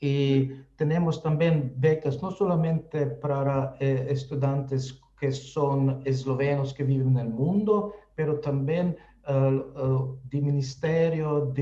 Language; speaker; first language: Spanish; non-native, fluent; Slovenian